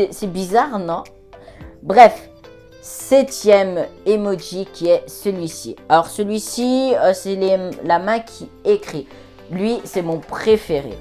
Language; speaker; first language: French; native; French